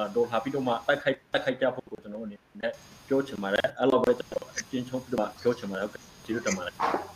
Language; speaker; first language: Burmese; non-native, local second language; Hakha Chin